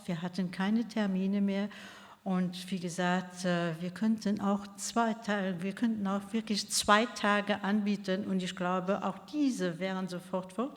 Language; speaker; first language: German; non-native, local second language; Luxembourgish